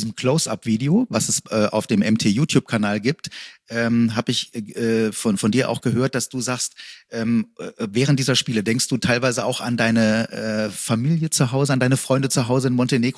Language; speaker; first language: German; native; German